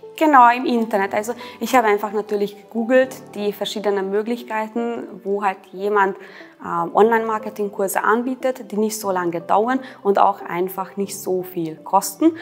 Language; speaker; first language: German; non-native, fluent; Hungarian